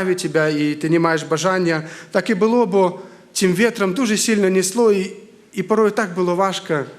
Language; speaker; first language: Ukrainian; non-native, fluent; Lithuanian